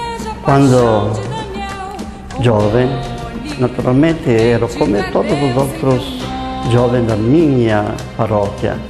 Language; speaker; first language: Portuguese; non-native, fluent; Italian